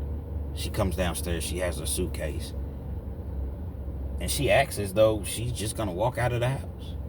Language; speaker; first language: English; native; English